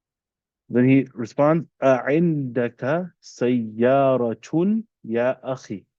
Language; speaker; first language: Arabic; non-native, fluent; English